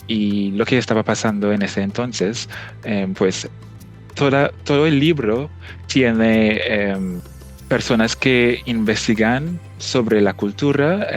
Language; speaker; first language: Spanish; non-native, fluent; English